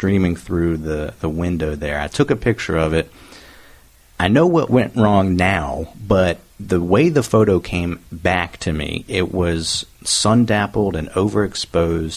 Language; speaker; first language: English; native; English